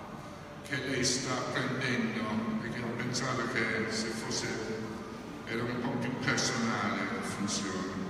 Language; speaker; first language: Italian; non-native, fluent; English